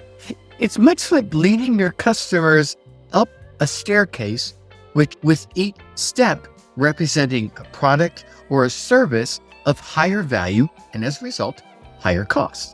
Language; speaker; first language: English; native; English